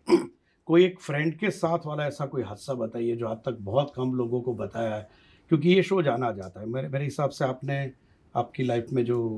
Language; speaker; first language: Hindi; non-native, local second language; Gujarati